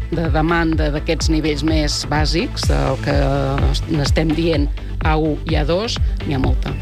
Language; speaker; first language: Catalan; native; Catalan